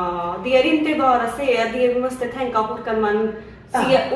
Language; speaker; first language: Swedish; non-native, learner; Hindi